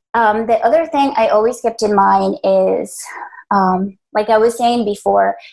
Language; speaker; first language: English; early bilingual, other home language; Spanish